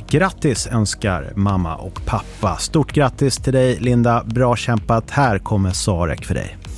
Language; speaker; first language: Swedish; native; Swedish